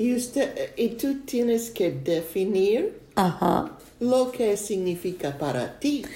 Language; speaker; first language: Spanish; non-native, learner; English